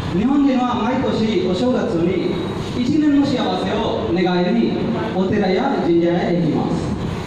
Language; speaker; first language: Japanese; non-native, learner; Hindi